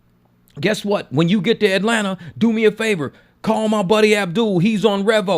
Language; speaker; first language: English; native; English